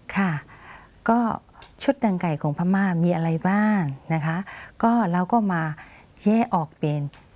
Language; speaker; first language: Thai; non-native, fluent; Burmese